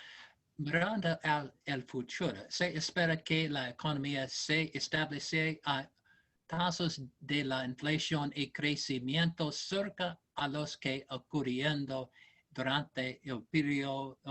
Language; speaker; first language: Spanish; non-native, learner; English